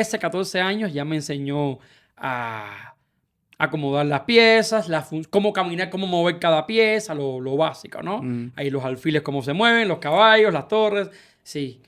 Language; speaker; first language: Spanish; native; Spanish